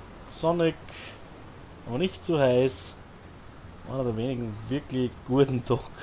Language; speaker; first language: German; native; German